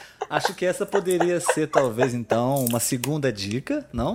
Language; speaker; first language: Portuguese; native; Portuguese